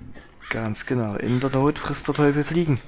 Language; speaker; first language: German; native; German